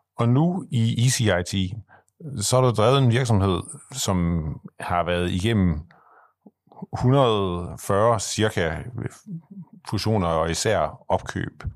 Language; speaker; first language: Danish; native; Danish